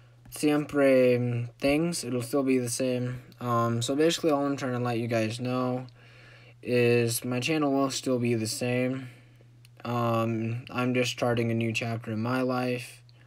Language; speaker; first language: English; native; English